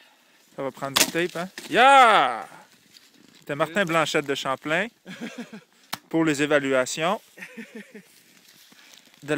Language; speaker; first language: French; native; French